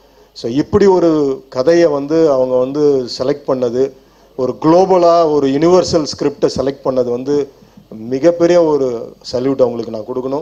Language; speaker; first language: Tamil; native; Tamil